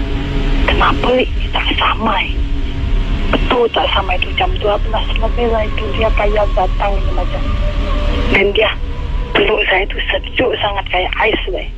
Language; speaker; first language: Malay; non-native, learner; Indonesian